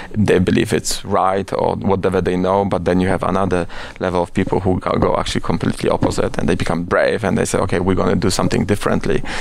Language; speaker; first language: English; non-native, fluent; Polish